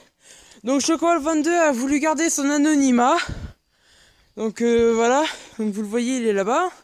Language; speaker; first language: French; native; French